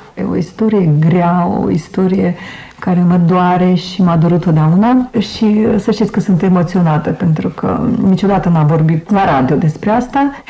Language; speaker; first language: Romanian; early bilingual, other home language; Russian